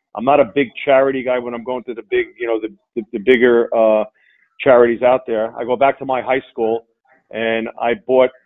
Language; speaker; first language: English; native; English